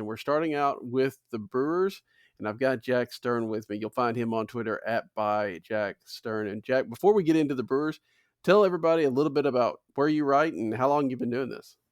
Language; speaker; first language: English; native; English